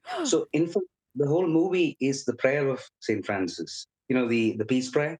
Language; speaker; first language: English; non-native, local second language; Malayalam